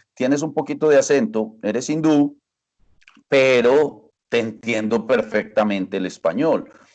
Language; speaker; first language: Spanish; native; Spanish